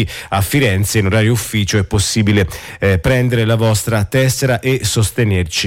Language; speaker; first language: Italian; native; Italian